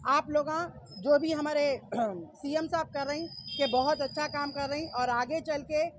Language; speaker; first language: Hindi; non-native, local second language; Urdu